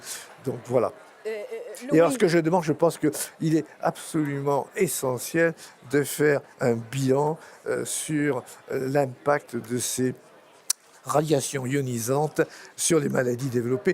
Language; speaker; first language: French; native; French